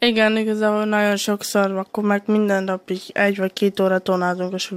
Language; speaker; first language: Hungarian; early bilingual, heritage; Hungarian